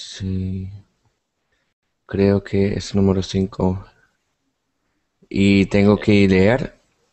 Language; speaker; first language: Spanish; non-native, learner; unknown